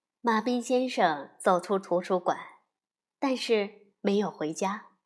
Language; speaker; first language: Chinese; native; Chinese